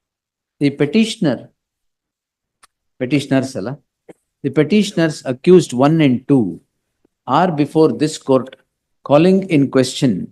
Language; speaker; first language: English; non-native, local second language; Kannada